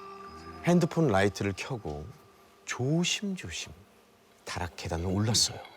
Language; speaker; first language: Korean; native; Korean